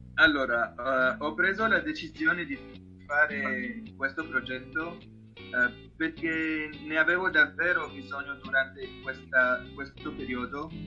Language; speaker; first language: Italian; non-native, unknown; Arabic